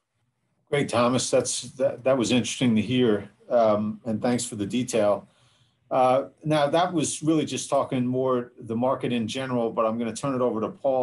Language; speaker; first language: English; native; English